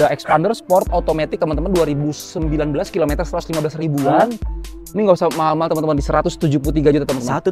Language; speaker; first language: Indonesian; native; Indonesian